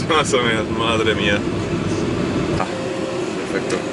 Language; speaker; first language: Spanish; non-native, learner; English